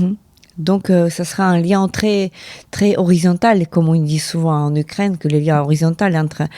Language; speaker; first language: French; non-native, fluent; Ukrainian